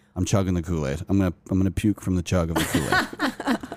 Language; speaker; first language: English; native; English